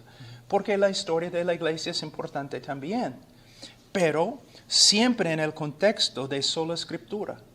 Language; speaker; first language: Spanish; non-native, fluent; English